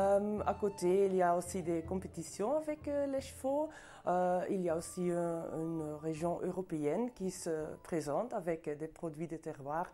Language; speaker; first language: French; non-native, local second language; Dutch